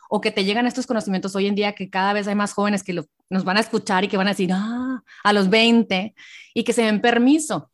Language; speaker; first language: Spanish; native; Spanish